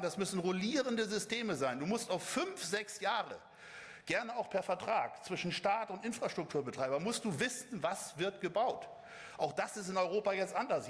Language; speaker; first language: German; native; German